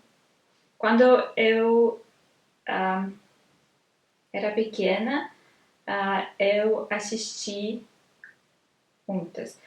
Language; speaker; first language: Portuguese; non-native, learner; Russian